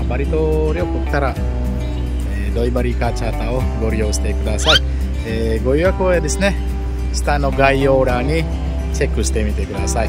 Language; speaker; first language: Japanese; non-native, fluent; Balinese